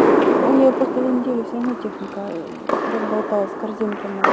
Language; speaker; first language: Russian; native; Russian